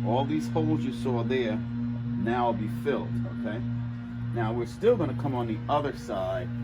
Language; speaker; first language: English; native; English